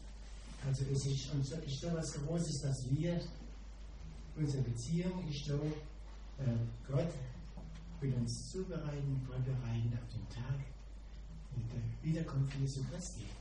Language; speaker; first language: German; non-native, fluent; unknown